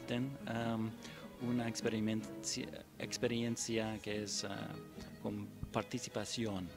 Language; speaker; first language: Spanish; non-native, fluent; English